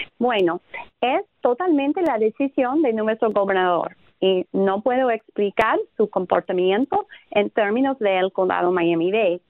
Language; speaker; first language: Spanish; non-native, fluent; English